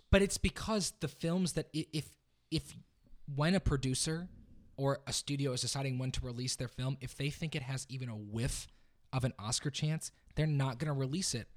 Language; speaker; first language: English; native; English